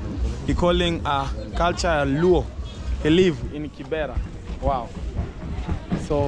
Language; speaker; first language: English; non-native, learner; Swahili